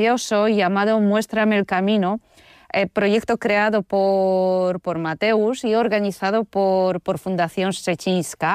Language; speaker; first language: Spanish; non-native, fluent; Polish